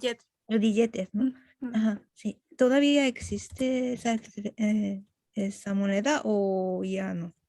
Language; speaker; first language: Spanish; non-native, fluent; Japanese